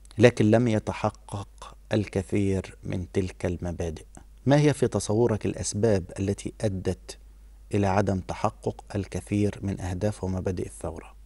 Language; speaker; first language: Arabic; native; Arabic